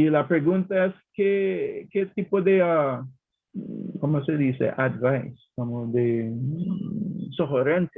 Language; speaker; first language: Spanish; non-native, learner; English